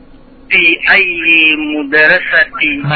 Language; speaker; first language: Arabic; non-native, learner; Indonesian